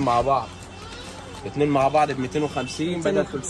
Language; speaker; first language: Arabic; native; Arabic